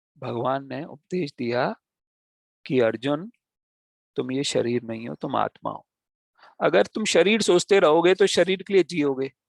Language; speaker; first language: Hindi; native; Hindi